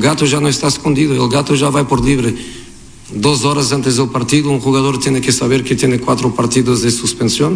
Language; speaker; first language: Spanish; non-native, fluent; Portuguese